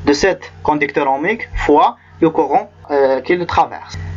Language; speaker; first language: French; non-native, local second language; Arabic